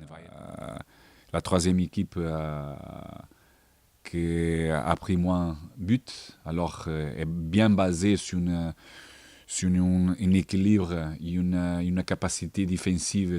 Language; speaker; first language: French; non-native, learner; Portuguese